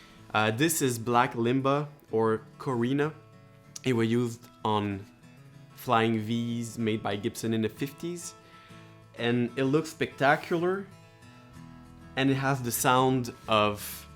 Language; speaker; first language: English; non-native, local second language; French